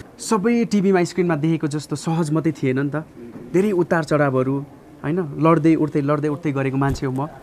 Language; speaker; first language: Nepali; native; Nepali